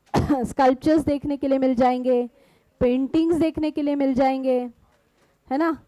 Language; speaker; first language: Hindi; non-native, local second language; Marathi